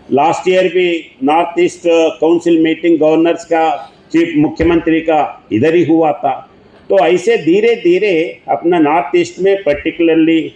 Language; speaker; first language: Hindi; non-native, local second language; Telugu